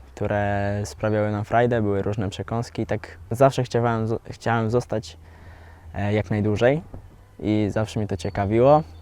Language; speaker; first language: Polish; native; Polish